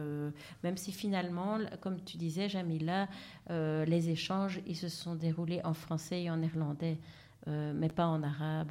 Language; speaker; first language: French; native; French